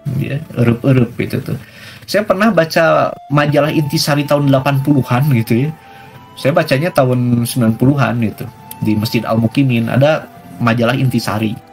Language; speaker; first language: Indonesian; non-native, local second language; Sundanese